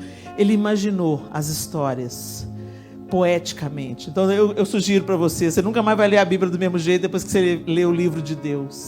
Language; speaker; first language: Portuguese; native; Portuguese